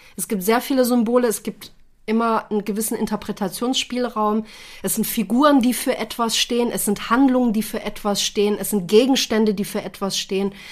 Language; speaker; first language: German; native; German